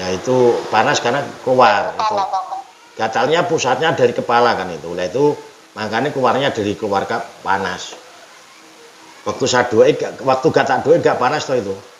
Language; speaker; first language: Indonesian; non-native, local second language; Javanese